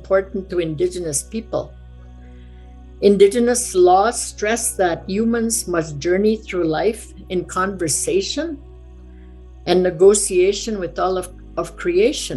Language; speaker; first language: English; non-native, fluent; Cree